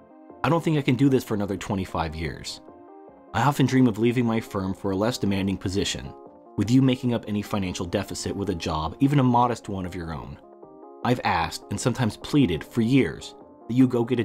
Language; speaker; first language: English; native; English